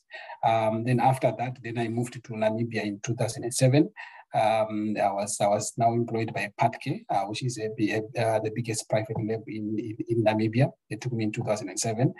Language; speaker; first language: English; non-native, local second language; Shona